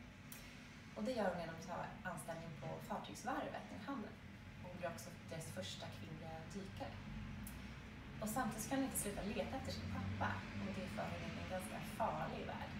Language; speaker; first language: Swedish; native; Swedish